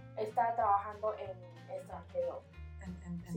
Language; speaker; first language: Spanish; non-native, learner; Chinese